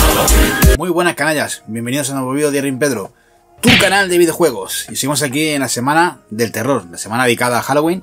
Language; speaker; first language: Spanish; native; Spanish